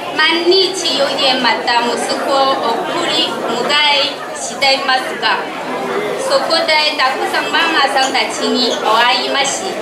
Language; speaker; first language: Japanese; non-native, learner; Chinese